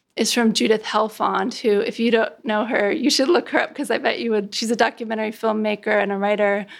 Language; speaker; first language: English; native; English